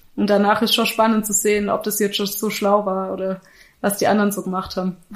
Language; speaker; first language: German; native; German